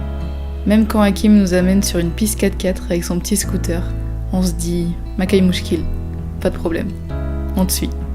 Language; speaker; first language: French; native; French